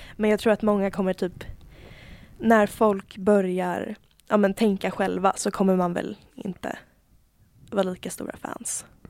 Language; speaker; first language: Swedish; native; Swedish